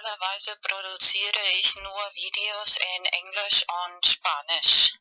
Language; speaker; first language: German; non-native, learner; Spanish